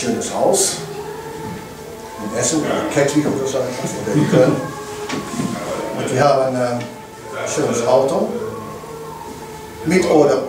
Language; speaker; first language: German; non-native, learner; English